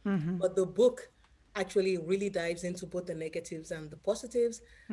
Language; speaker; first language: English; non-native, local second language; Yoruba